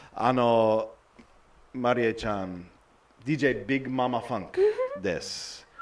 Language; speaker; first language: Japanese; non-native, learner; English